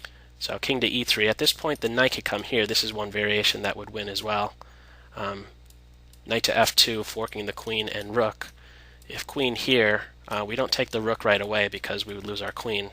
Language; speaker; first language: English; native; English